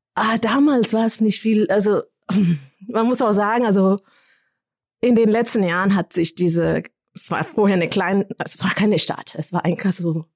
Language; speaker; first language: German; non-native, fluent; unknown